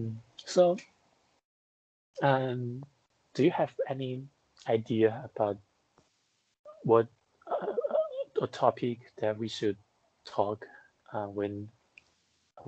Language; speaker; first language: English; non-native, fluent; Chinese